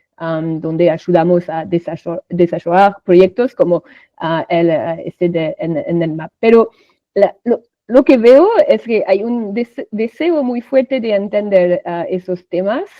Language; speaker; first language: Spanish; non-native, fluent; French